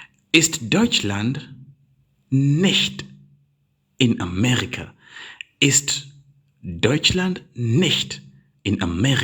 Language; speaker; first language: German; non-native, learner; English